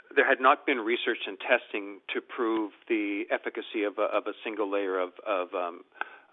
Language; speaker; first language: English; native; English